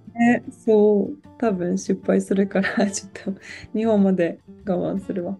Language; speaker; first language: Japanese; non-native, fluent; Polish